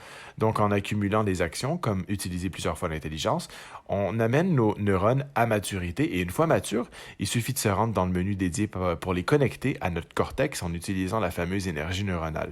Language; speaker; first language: French; native; French